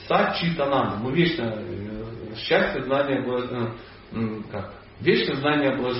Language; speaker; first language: Russian; native; Russian